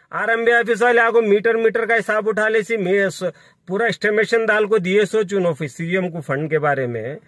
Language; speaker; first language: Hindi; non-native, local second language; Urdu